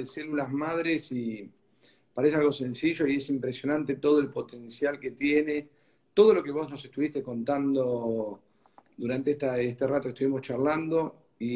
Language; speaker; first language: Spanish; native; Spanish